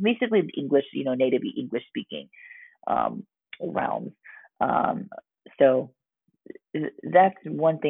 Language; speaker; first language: English; native; English